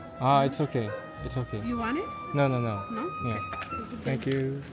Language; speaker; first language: English; non-native, learner; Korean